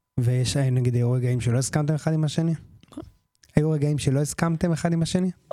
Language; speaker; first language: Hebrew; native; Hebrew